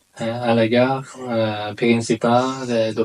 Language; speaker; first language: French; non-native, learner; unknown